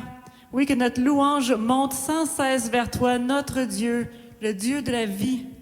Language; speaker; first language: French; native; French